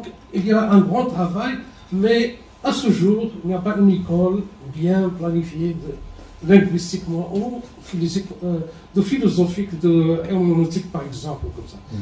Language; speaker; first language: French; non-native, learner; Arabic